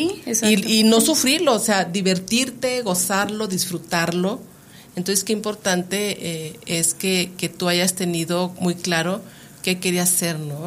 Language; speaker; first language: Spanish; native; Spanish